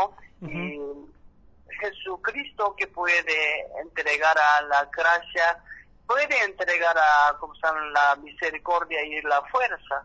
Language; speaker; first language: Spanish; non-native, learner; Korean